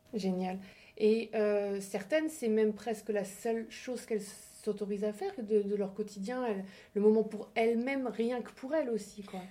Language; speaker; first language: French; native; French